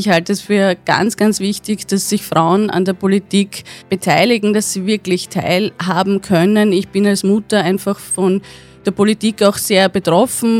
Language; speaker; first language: German; native; German